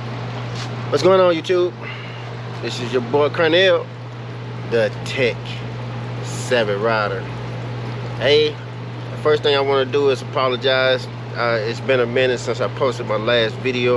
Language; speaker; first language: English; native; English